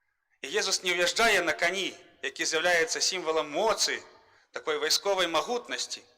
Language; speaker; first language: Belarusian; native; Belarusian